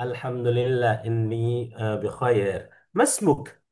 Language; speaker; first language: Arabic; non-native, fluent; Indonesian